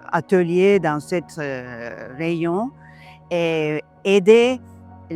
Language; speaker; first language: French; non-native, learner; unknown